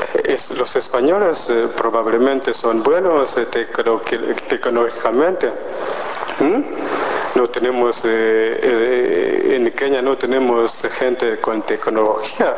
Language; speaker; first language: Spanish; non-native, learner; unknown